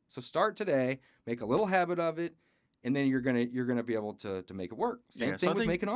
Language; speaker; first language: English; native; English